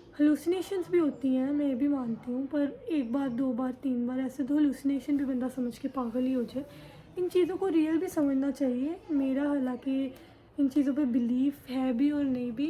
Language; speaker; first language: Hindi; early bilingual, heritage; Urdu